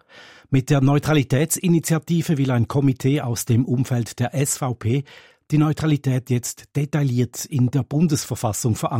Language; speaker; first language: German; native; German